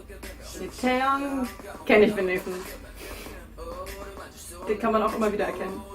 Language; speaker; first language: German; native; German